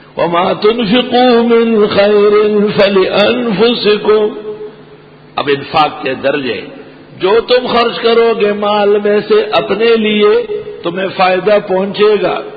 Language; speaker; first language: Urdu; non-native, local second language; Pashto